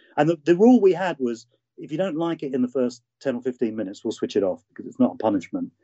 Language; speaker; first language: English; native; English